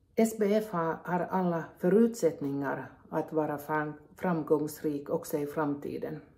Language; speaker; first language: Swedish; non-native, local second language; Finnish